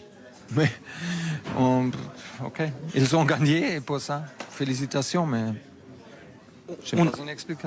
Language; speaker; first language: French; non-native, fluent; German